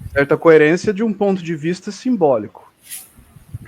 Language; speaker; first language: Portuguese; native; Portuguese